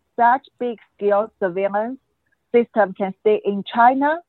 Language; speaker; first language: English; non-native, fluent; Chinese